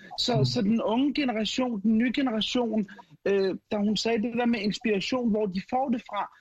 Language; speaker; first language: Danish; early bilingual, other home language; Arabic